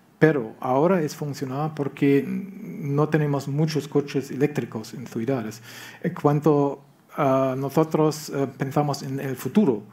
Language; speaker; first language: Spanish; non-native, learner; German